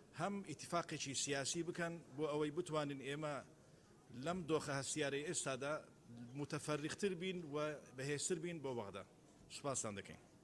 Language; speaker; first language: Central Kurdish; non-native, local second language; Turkmen